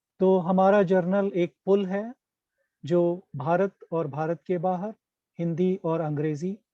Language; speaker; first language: Hindi; native; Hindi